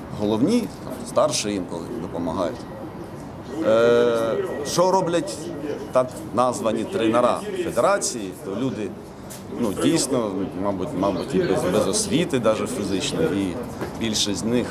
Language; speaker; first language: Ukrainian; native; Ukrainian